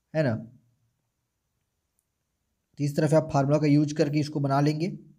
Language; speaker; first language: Hindi; native; Hindi